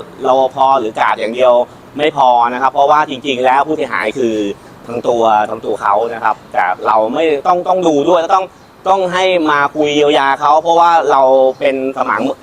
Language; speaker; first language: Thai; native; Thai